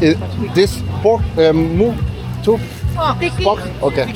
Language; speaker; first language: English; non-native, learner; French